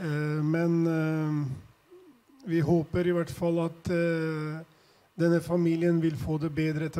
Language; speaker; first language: Norwegian; non-native, fluent; Albanian